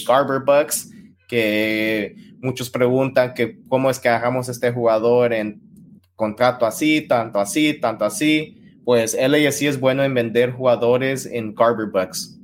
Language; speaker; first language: Spanish; early bilingual, heritage; Spanish